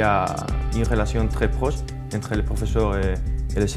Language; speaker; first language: French; non-native, fluent; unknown